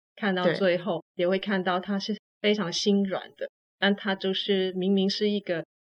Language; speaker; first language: Chinese; non-native, fluent; Cantonese